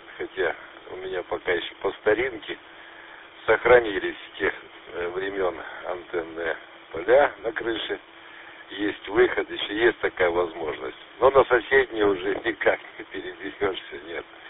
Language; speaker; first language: Russian; native; Russian